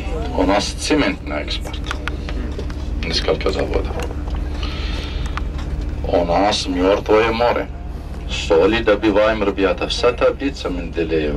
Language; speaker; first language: Russian; non-native, fluent; Arabic